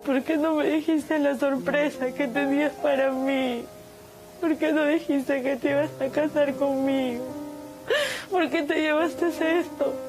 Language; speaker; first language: Spanish; native; Spanish